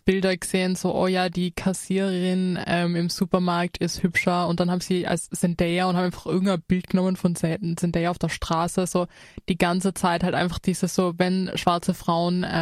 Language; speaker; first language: German; native; German